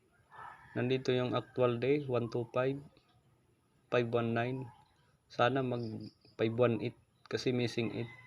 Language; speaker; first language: Filipino; non-native, local second language; Waray